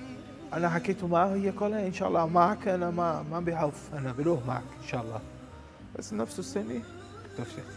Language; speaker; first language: Arabic; non-native, learner; Portuguese